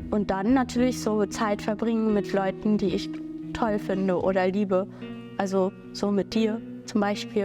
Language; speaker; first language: German; early bilingual, other home language; Bangla